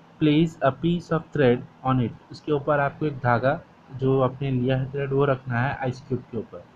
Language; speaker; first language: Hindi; non-native, local second language; Marathi